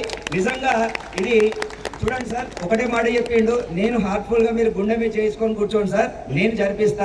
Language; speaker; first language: Telugu; native; Telugu